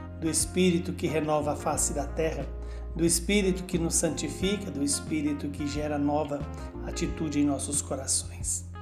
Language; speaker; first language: Portuguese; native; Portuguese